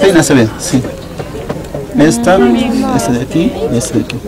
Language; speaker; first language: Spanish; native; Spanish